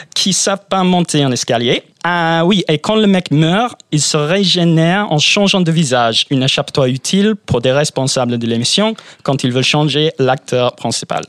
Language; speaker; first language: French; non-native, fluent; English